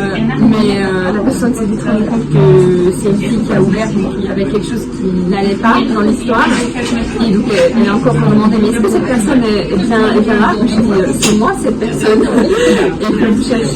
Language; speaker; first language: French; early bilingual, heritage; French